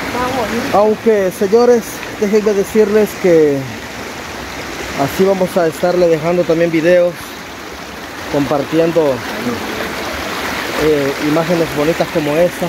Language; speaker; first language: Spanish; native; Spanish